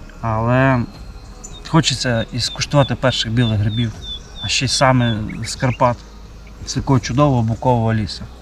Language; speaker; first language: Ukrainian; native; Ukrainian